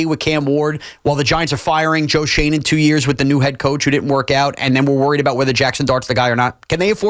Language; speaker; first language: English; native; English